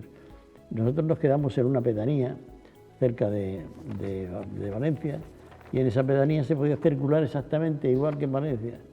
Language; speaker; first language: Spanish; native; Spanish